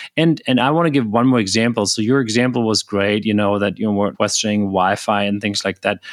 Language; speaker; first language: English; non-native, fluent; German